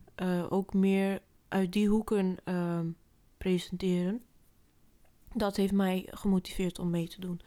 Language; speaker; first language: Dutch; early bilingual, other home language; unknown